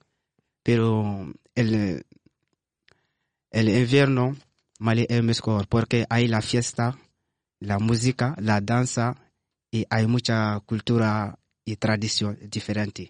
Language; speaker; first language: Spanish; non-native, learner; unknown